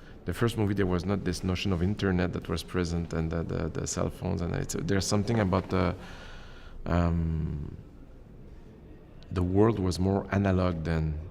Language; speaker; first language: English; non-native, local second language; French